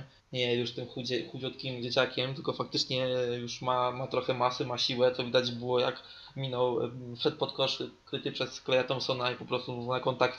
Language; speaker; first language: Polish; native; Polish